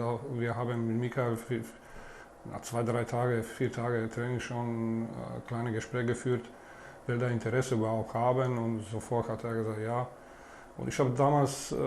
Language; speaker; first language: German; non-native, fluent; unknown